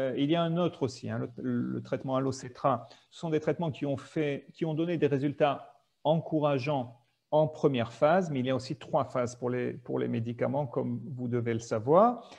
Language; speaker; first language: French; native; French